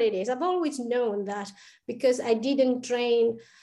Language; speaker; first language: English; non-native, fluent; Spanish